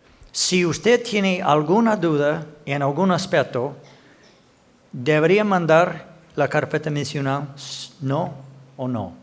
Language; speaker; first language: Spanish; non-native, fluent; English